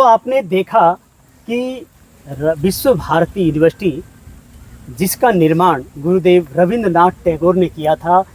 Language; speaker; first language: Hindi; native; Hindi